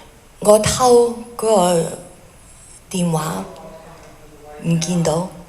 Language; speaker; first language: Cantonese; early bilingual, heritage; Cantonese